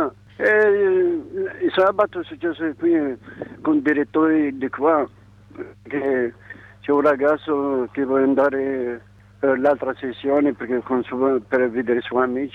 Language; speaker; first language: Italian; non-native, learner; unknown